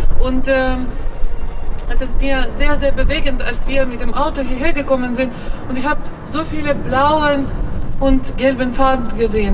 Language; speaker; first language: German; non-native, fluent; Ukrainian